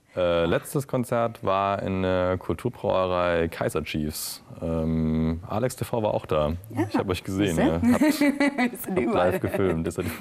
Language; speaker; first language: German; native; German